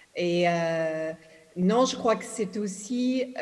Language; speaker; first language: French; early bilingual, other home language; English